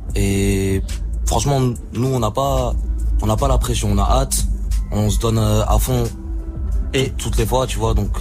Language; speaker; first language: French; non-native, local second language; Arabic